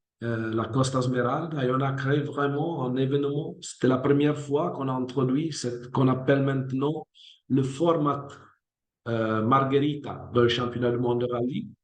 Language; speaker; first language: French; non-native, fluent; Italian